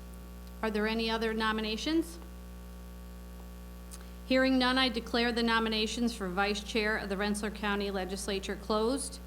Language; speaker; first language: English; native; English